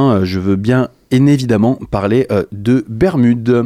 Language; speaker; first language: French; native; French